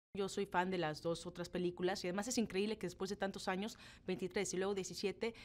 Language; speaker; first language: Spanish; native; Spanish